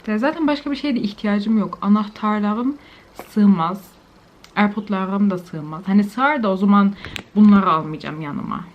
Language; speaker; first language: Turkish; early bilingual, heritage; Turkish